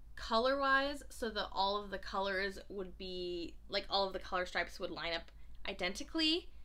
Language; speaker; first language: English; native; English